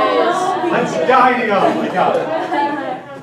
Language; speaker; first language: English; native; English